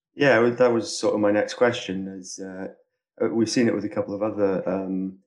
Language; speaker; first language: English; native; English